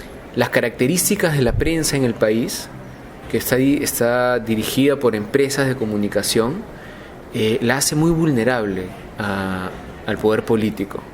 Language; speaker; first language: Spanish; native; Spanish